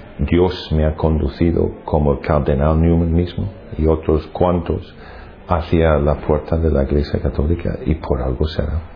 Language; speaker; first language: Spanish; non-native, fluent; English